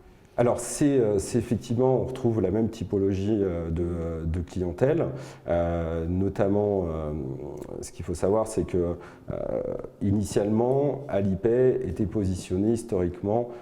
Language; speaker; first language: French; native; French